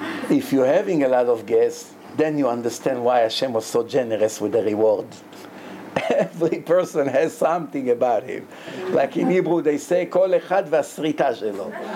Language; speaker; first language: English; non-native, fluent; Hebrew